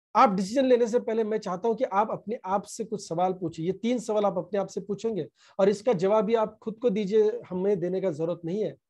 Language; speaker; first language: Hindi; non-native, local second language; Marathi